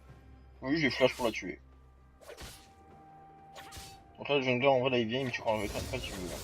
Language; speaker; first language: French; native; French